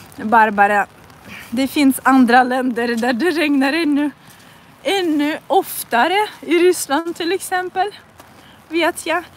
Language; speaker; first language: Swedish; non-native, fluent; Russian